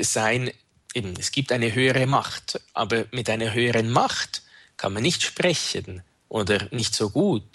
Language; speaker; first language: German; native; German